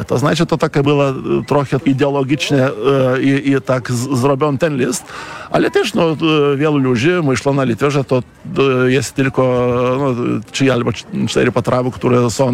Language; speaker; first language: Polish; non-native, fluent; Lithuanian